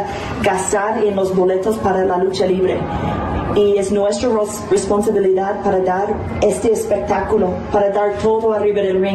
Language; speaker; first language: Spanish; non-native, fluent; English